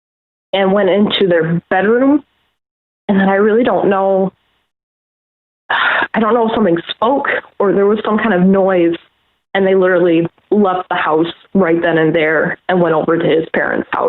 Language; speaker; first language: English; native; English